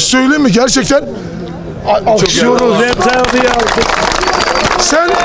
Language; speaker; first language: Turkish; native; Turkish